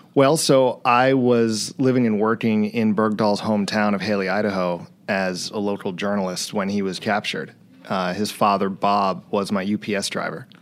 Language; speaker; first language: English; native; English